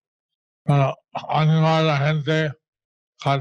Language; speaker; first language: Spanish; non-native, learner; English